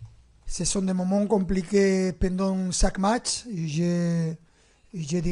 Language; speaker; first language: French; non-native, fluent; Spanish